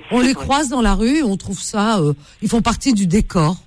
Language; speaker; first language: French; native; French